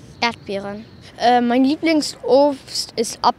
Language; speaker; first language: German; native; German